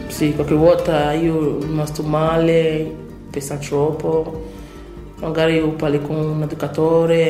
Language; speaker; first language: Italian; non-native, learner; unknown